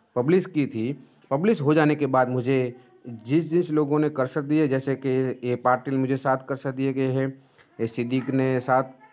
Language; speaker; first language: Hindi; non-native, local second language; Gujarati